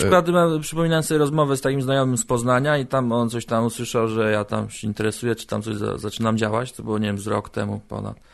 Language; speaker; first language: Polish; native; Polish